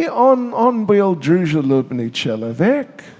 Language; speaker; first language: Russian; non-native, learner; English